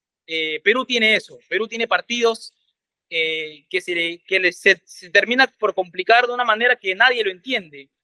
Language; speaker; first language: Spanish; native; Spanish